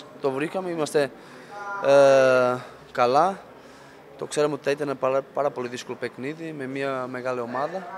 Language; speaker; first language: Greek; non-native, fluent; Portuguese